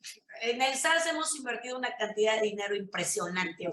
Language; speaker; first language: Spanish; native; Spanish